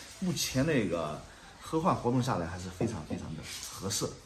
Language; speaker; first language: Chinese; native; Chinese